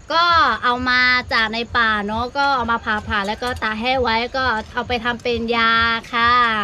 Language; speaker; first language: Thai; non-native, local second language; Lahu